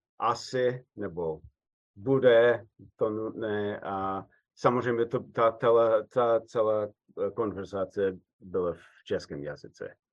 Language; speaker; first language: Czech; non-native, fluent; English